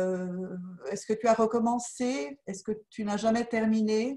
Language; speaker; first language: French; native; French